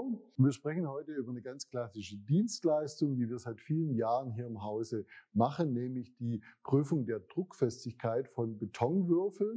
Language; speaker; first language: German; native; German